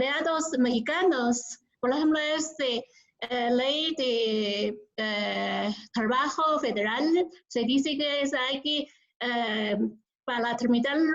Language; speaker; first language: Spanish; non-native, learner; Chinese